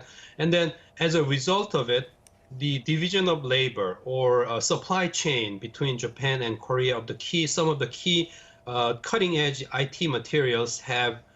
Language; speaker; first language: English; non-native, fluent; Korean